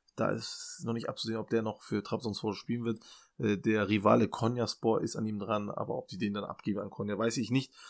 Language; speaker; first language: German; early bilingual, other home language; Turkish